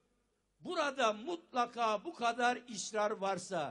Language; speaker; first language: Turkish; native; Turkish